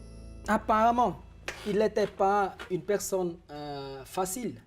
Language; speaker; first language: French; non-native, fluent; Vietnamese